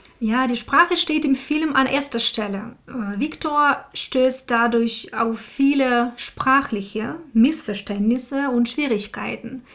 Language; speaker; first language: German; non-native, fluent; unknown